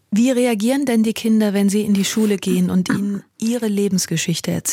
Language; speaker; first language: German; native; German